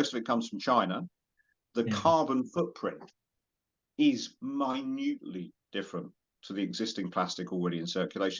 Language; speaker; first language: English; native; English